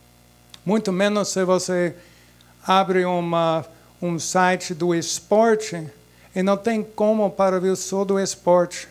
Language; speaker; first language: Portuguese; non-native, fluent; English